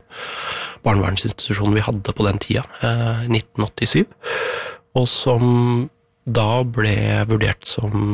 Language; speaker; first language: Norwegian; native; Norwegian